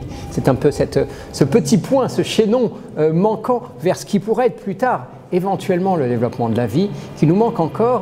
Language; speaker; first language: French; native; French